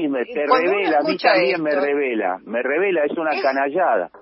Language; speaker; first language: Spanish; native; Spanish